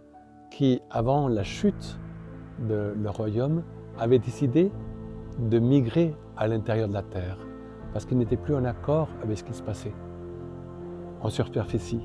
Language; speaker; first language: French; native; French